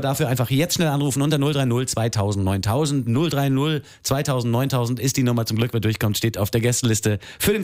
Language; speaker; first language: German; native; German